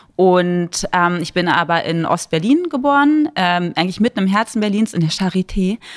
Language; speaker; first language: German; native; German